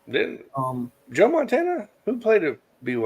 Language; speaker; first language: English; native; English